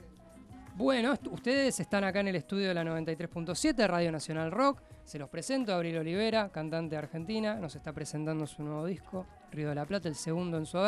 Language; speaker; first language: Spanish; native; Spanish